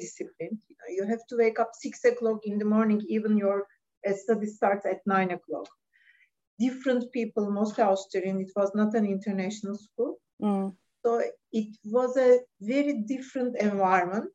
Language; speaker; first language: English; non-native, fluent; Turkish